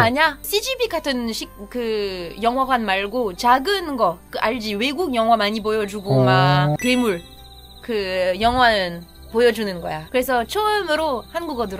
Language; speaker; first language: Korean; non-native, fluent; French